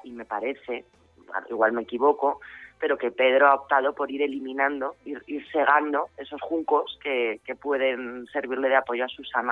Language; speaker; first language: Spanish; native; Spanish